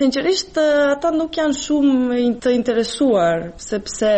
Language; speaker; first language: Albanian; non-native, fluent; Serbian